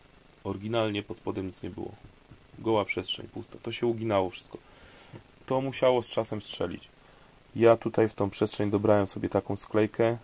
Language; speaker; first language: Polish; native; Polish